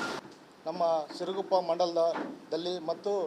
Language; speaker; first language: Kannada; native; Kannada